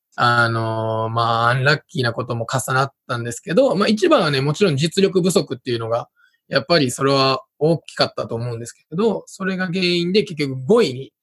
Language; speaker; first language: Japanese; native; Japanese